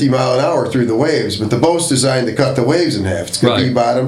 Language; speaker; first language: English; native; English